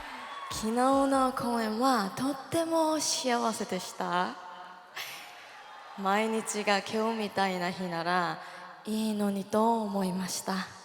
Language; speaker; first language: Japanese; non-native, learner; Korean